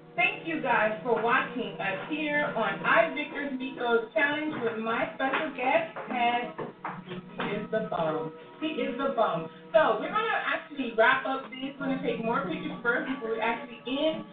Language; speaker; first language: English; non-native, fluent; Spanish